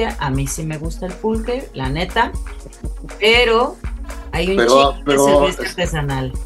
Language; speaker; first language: Spanish; native; Spanish